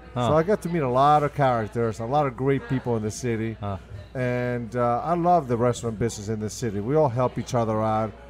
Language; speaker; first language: English; early bilingual, other home language; Spanish